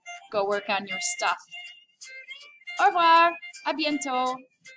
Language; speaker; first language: French; non-native, fluent; English